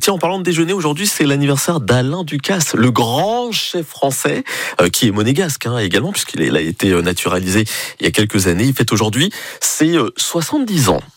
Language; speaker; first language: French; native; French